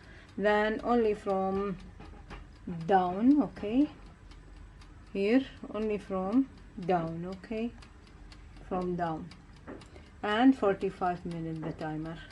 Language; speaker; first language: English; non-native, learner; Arabic